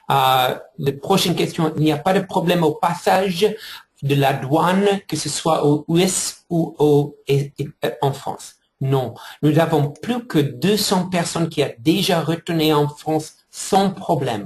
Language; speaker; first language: French; non-native, fluent; English